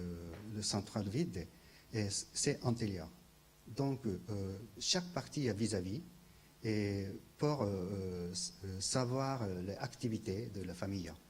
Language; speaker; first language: French; non-native, learner; Japanese